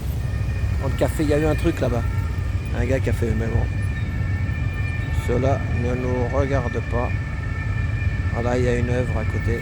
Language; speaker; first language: French; native; French